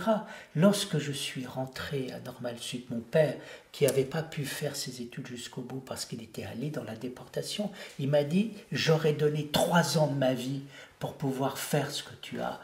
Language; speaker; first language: French; native; French